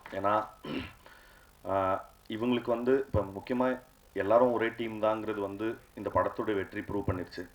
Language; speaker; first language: Tamil; native; Tamil